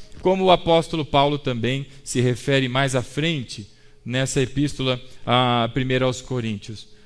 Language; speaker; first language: Portuguese; native; Portuguese